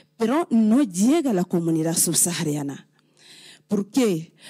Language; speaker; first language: Spanish; non-native, learner; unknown